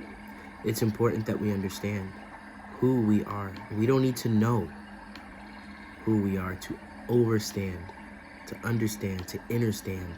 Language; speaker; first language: English; native; English